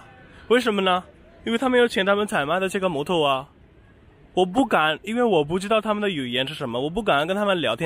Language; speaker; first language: Chinese; non-native, fluent; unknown